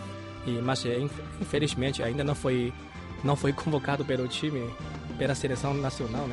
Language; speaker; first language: Portuguese; non-native, fluent; Chinese